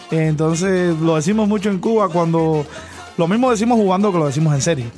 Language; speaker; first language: Spanish; native; Spanish